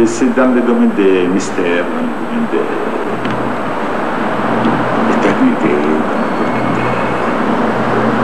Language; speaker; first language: French; non-native, fluent; Arabic